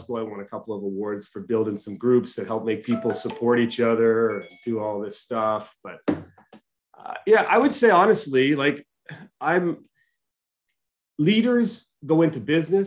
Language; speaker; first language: English; native; English